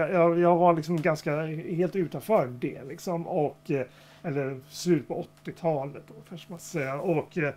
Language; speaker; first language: Swedish; native; Swedish